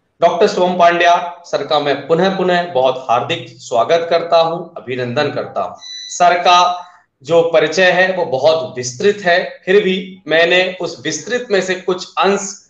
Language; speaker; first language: Hindi; non-native, local second language; Marathi